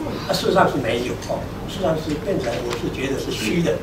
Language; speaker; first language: Chinese; native; Chinese